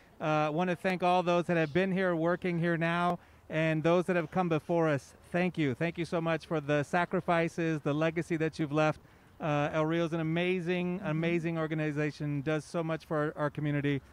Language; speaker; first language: English; native; English